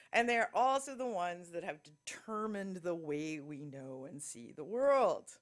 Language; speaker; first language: English; native; English